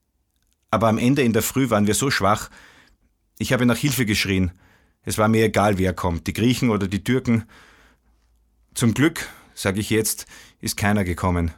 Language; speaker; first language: German; non-native, fluent; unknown